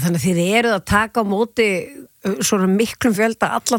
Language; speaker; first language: Icelandic; native; Icelandic